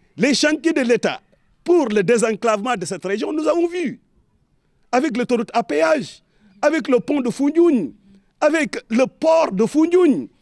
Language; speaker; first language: French; non-native, local second language; Serer